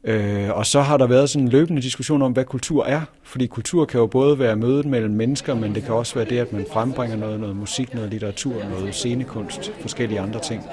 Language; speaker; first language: Danish; native; Danish